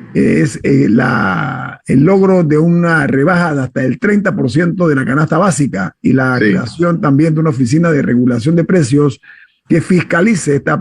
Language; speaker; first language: Spanish; native; Spanish